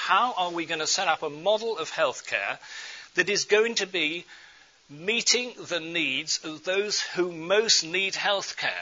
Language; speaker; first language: English; native; English